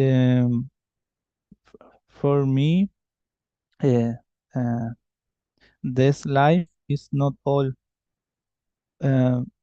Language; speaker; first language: English; non-native, learner; Spanish